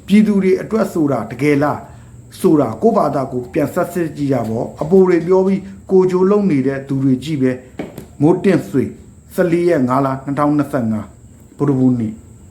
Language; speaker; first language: Burmese; native; Burmese